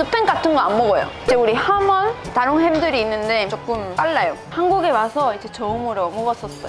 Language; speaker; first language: Korean; non-native, fluent; Spanish